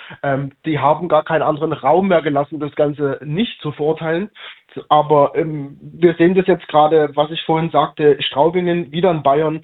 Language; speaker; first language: German; native; German